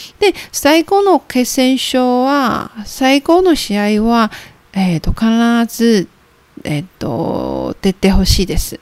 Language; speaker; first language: Japanese; non-native, fluent; Chinese